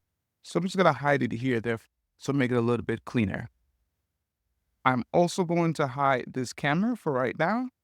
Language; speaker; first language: English; native; English